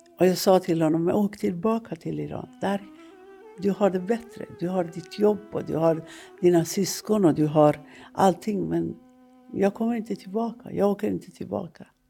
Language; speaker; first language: Swedish; non-native, fluent; Persian